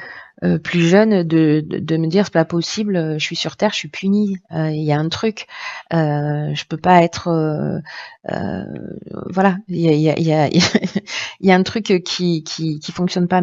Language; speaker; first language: French; native; French